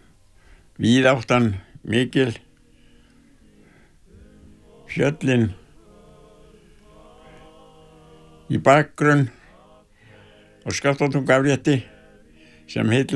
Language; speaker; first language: Icelandic; native; Icelandic